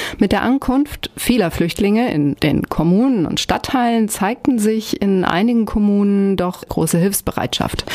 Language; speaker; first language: German; native; German